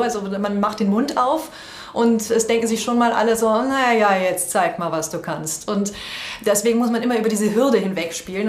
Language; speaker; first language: German; native; German